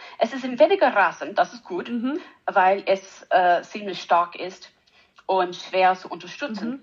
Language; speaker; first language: German; non-native, learner; English